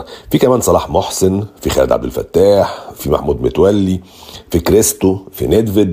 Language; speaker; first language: Arabic; native; Arabic